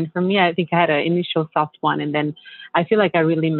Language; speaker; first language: English; non-native, fluent; Italian